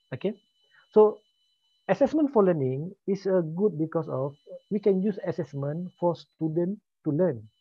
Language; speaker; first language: English; non-native, local second language; Malay